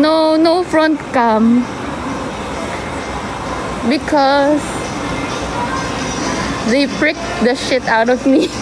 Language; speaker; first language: English; non-native, local second language; Filipino